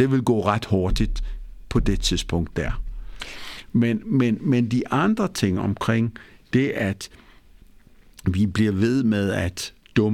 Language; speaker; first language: Danish; early bilingual, other home language; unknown